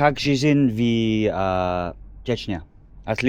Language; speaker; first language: Russian; non-native, learner; English